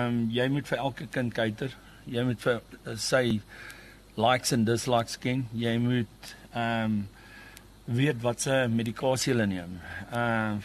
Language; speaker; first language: Afrikaans; native; Afrikaans